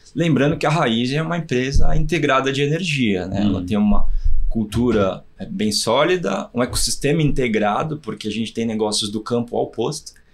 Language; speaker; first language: Portuguese; native; Portuguese